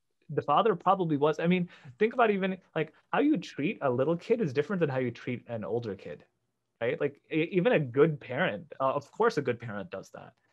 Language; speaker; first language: English; native; English